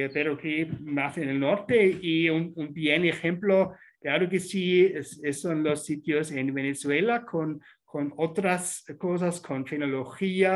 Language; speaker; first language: Spanish; non-native, fluent; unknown